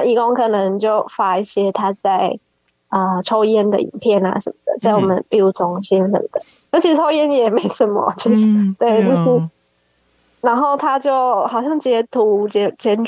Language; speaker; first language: Chinese; native; Chinese